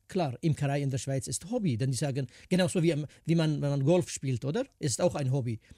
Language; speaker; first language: German; non-native, fluent; Kurdish